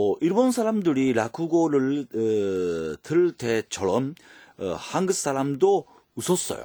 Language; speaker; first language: Korean; non-native, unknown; Japanese